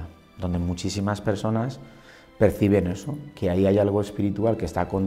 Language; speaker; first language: Spanish; native; Spanish